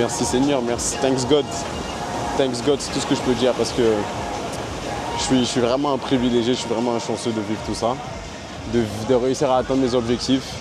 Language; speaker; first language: French; native; French